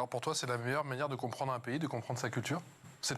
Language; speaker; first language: French; native; French